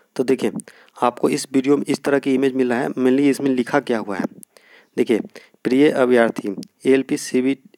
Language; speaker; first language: Hindi; native; Hindi